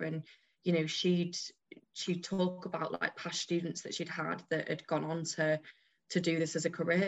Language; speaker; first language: English; native; English